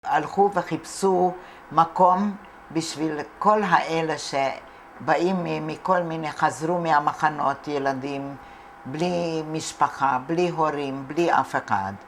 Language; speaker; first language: Hebrew; non-native, fluent; Hungarian